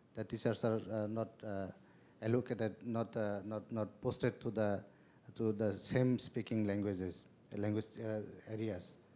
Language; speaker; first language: English; non-native, local second language; Kok Borok